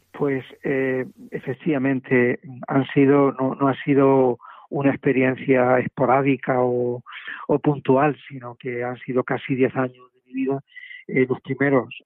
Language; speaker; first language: Spanish; native; Spanish